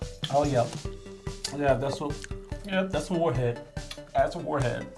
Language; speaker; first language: English; native; English